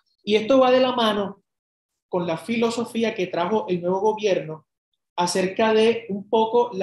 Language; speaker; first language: Spanish; native; Spanish